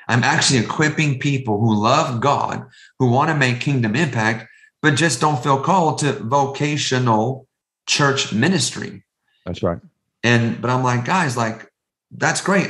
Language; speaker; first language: English; native; English